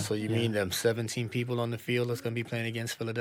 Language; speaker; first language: English; native; English